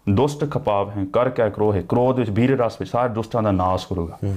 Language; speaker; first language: Punjabi; early bilingual, heritage; Punjabi